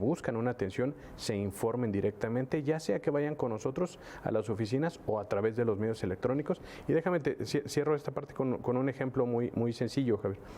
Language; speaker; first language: Spanish; native; Spanish